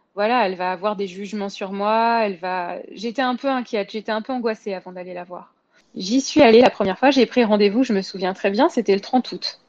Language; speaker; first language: French; native; French